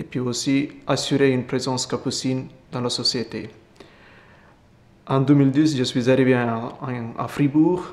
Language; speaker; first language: French; non-native, fluent; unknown